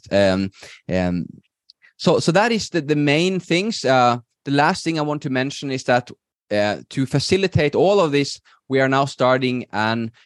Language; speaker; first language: English; non-native, fluent; Norwegian